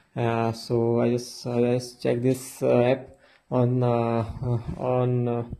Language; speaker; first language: English; non-native, local second language; Hindi